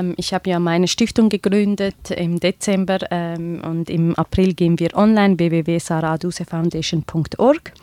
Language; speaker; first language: German; non-native, fluent; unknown